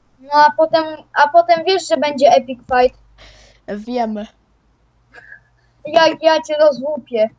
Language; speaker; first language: Polish; native; Polish